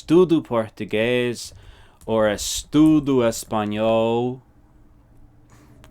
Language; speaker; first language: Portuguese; non-native, fluent; English